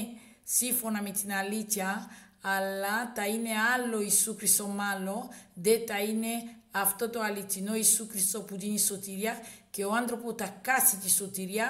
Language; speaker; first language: Greek; non-native, learner; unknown